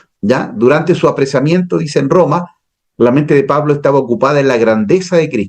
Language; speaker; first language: Spanish; native; Spanish